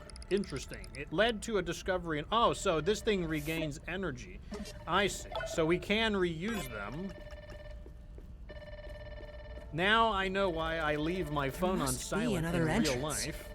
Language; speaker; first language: English; native; English